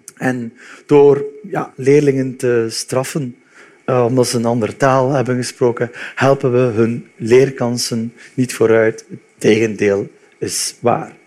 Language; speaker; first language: Dutch; early bilingual, other home language; Turkish